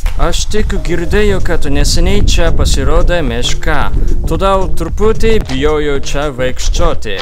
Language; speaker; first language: Lithuanian; non-native, fluent; Japanese